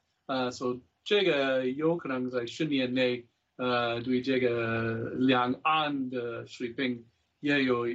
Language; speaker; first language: Chinese; non-native, fluent; English